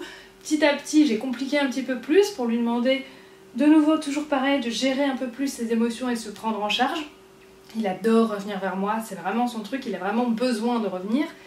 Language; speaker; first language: French; native; French